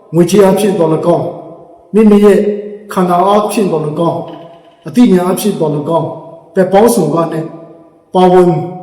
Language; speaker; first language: Burmese; non-native, local second language; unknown